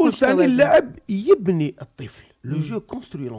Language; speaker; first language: Arabic; native; Arabic